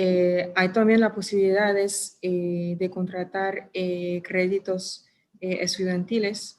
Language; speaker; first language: Spanish; non-native, fluent; French